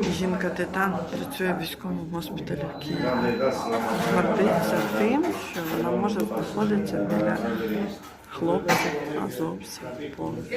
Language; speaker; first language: Ukrainian; native; Ukrainian